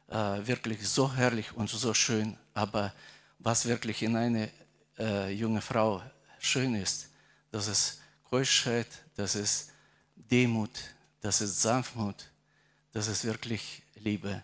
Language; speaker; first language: German; non-native, fluent; Russian